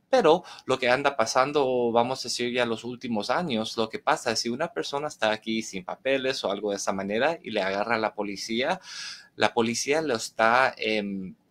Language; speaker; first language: Spanish; early bilingual, heritage; Spanish